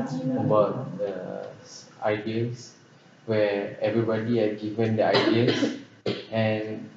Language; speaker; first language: English; non-native, local second language; Malay